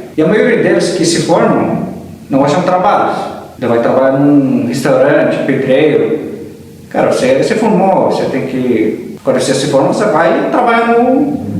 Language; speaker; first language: Portuguese; early bilingual, heritage; Arabic